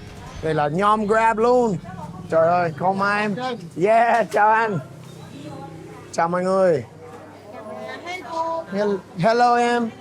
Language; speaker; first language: Vietnamese; non-native, fluent; English